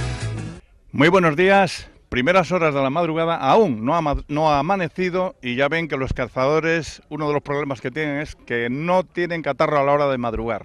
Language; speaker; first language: Spanish; native; Spanish